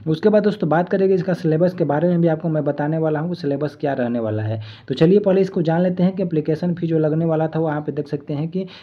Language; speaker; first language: Hindi; native; Hindi